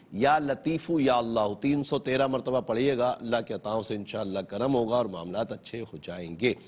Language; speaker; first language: Urdu; native; Urdu